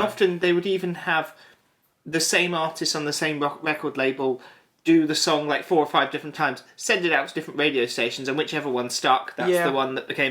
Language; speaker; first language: English; native; English